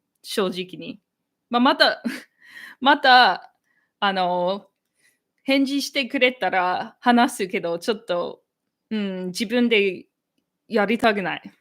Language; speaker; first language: Japanese; non-native, fluent; English